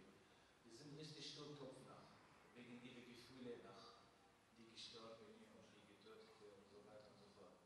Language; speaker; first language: German; non-native, learner; Arabic